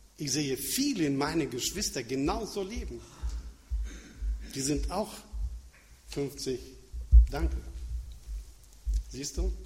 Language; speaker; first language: German; non-native, fluent; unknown